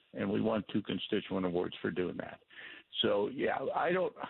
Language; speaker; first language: English; native; English